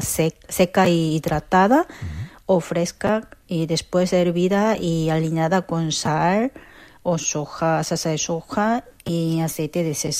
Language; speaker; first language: Spanish; non-native, fluent; Korean